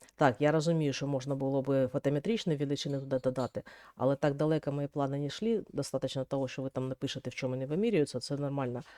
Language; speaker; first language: Ukrainian; non-native, local second language; Russian